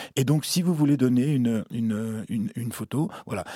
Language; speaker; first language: French; native; French